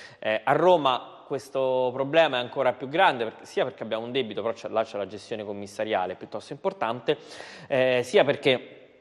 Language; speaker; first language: Italian; native; Italian